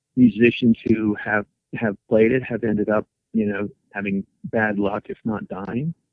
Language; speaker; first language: English; native; English